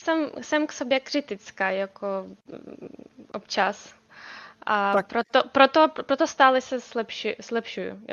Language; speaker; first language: Czech; non-native, fluent; Ukrainian